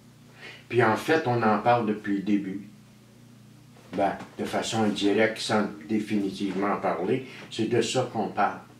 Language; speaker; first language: French; native; French